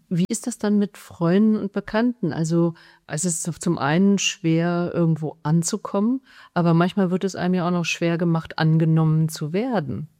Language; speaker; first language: German; native; German